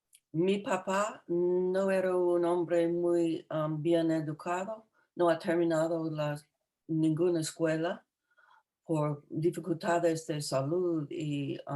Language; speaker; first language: Spanish; non-native, fluent; English